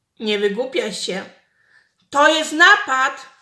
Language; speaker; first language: Polish; native; Polish